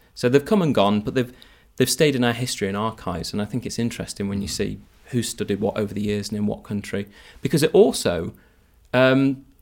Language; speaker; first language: English; native; English